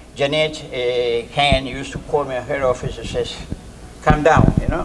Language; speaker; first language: English; non-native, fluent; Spanish